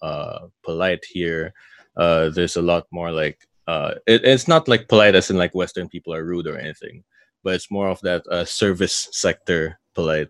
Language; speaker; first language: English; native; English